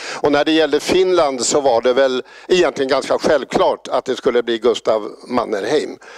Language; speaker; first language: Swedish; native; Swedish